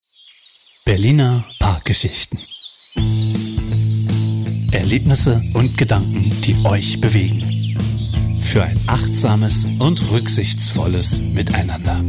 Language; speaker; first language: German; native; German